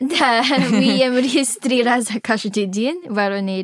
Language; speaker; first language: Russian; non-native, learner; Filipino